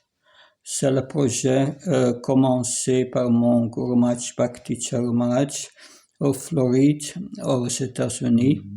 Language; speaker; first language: French; non-native, fluent; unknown